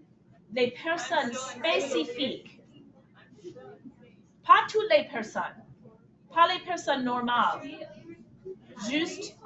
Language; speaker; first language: French; non-native, fluent; English